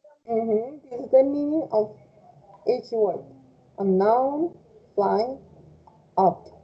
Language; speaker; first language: English; non-native, fluent; Spanish